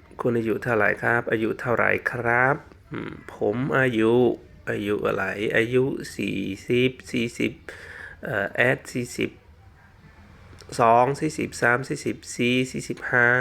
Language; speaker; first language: Thai; non-native, fluent; Khmer